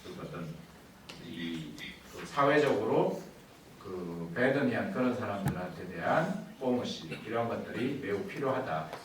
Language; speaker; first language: Korean; native; Korean